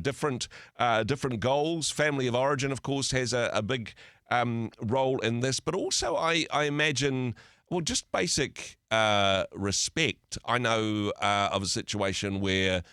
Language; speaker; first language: English; native; English